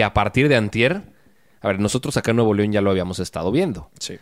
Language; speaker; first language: Spanish; native; Spanish